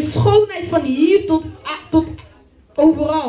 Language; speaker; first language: Dutch; non-native, learner; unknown